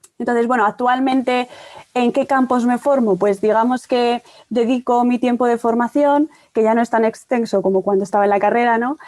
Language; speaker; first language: Spanish; native; Spanish